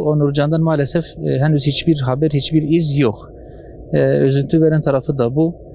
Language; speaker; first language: Turkish; native; Turkish